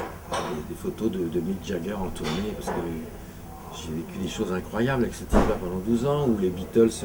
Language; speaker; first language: French; native; French